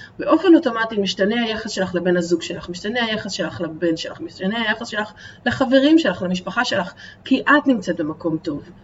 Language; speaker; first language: Hebrew; early bilingual, other home language; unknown